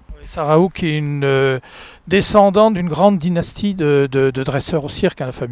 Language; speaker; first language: French; native; French